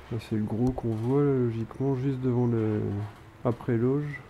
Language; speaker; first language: French; native; French